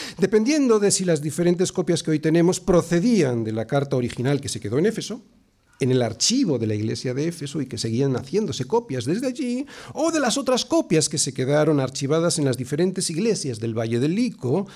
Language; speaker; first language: Spanish; native; Spanish